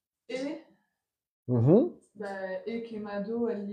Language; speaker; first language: Spanish; non-native, learner; French